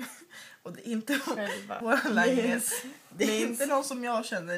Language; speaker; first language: Swedish; native; Swedish